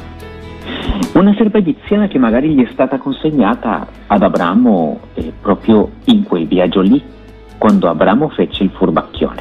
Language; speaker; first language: Italian; non-native, fluent; Spanish